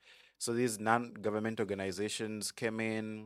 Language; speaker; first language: English; non-native, local second language; Bemba